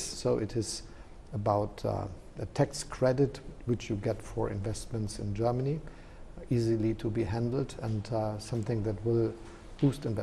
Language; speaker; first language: English; non-native, fluent; German